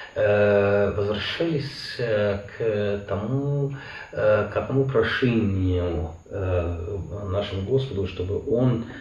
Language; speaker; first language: Russian; non-native, fluent; German